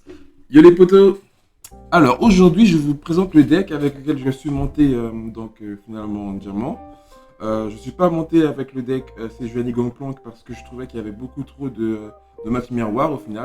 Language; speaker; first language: French; native; French